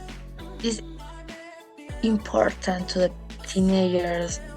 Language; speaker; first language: English; non-native, learner; Spanish